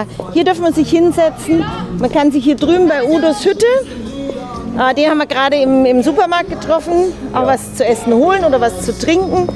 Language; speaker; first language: German; native; German